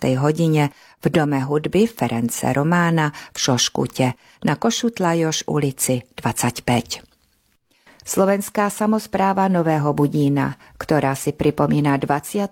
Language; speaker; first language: Slovak; early bilingual, heritage; Slovak